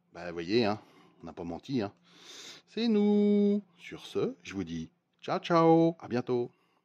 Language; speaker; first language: French; native; French